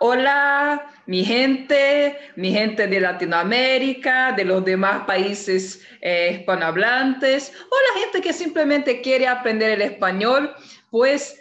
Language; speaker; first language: Spanish; non-native, fluent; Portuguese